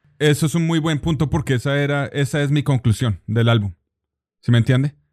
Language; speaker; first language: Spanish; native; Spanish